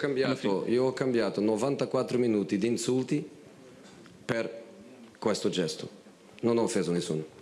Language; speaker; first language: Italian; non-native, fluent; Portuguese